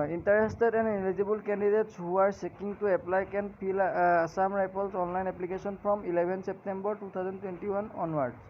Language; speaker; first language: English; non-native, local second language; Assamese